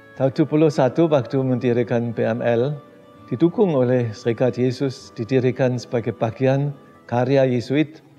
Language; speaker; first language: Indonesian; non-native, fluent; German